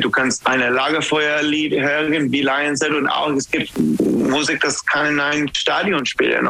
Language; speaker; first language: German; non-native, fluent; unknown